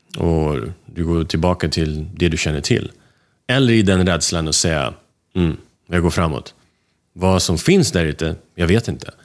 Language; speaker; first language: Swedish; early bilingual, other home language; Russian